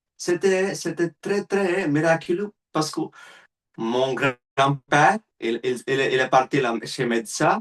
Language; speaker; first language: French; non-native, learner; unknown